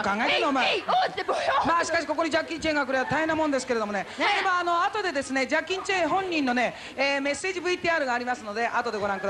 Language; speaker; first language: Japanese; native; Japanese